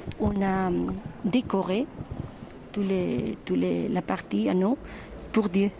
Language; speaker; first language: French; non-native, fluent; Spanish